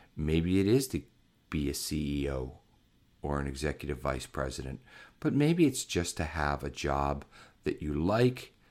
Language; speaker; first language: English; native; English